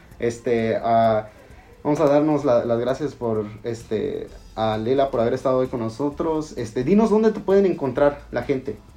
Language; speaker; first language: Spanish; early bilingual, heritage; Spanish